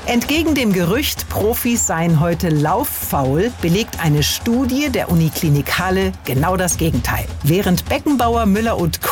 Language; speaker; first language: German; native; German